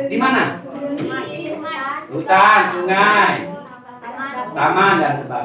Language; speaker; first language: Indonesian; native; Indonesian